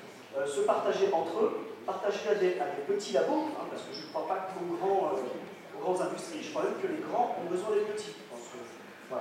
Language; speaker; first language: French; native; French